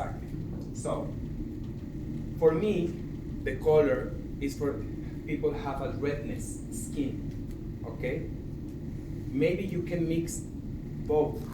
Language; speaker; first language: English; non-native, learner; Spanish